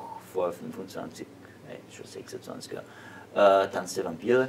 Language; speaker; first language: German; native; German